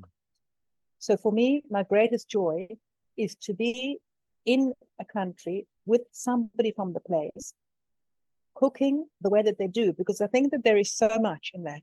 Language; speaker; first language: English; native; English